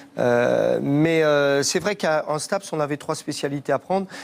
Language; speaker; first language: French; native; French